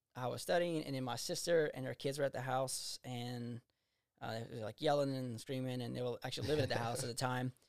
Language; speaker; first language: English; native; English